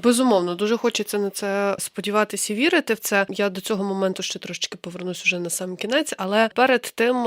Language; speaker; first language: Ukrainian; native; Ukrainian